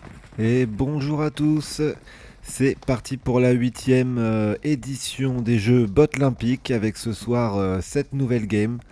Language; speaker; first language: French; native; French